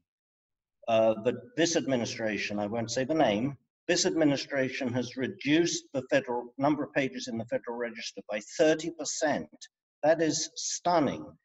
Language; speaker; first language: English; native; English